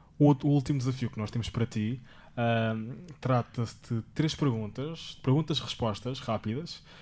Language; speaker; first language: Portuguese; native; Portuguese